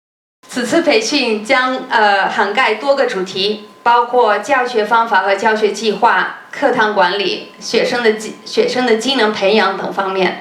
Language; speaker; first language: Chinese; native; Chinese